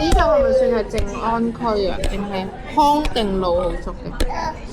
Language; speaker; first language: Chinese; native; Chinese